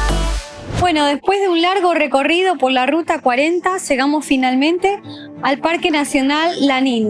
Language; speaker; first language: Spanish; native; Spanish